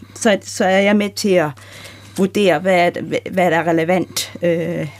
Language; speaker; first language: Danish; native; Danish